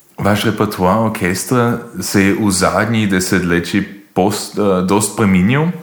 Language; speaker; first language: Croatian; native; Croatian